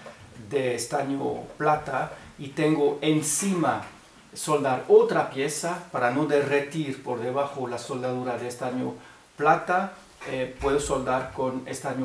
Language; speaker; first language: Spanish; non-native, fluent; French